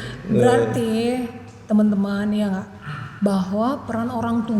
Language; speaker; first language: Indonesian; native; Indonesian